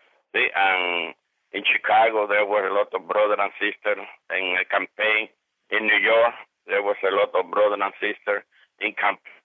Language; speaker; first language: English; non-native, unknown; Spanish